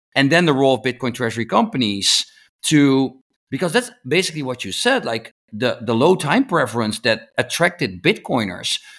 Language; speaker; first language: English; non-native, fluent; Dutch